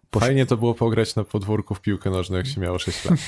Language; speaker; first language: Polish; native; Polish